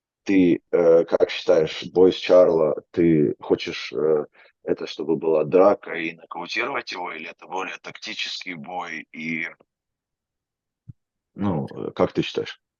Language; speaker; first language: Russian; native; Russian